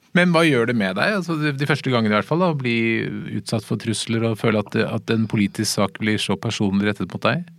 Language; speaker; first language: Norwegian; native; Norwegian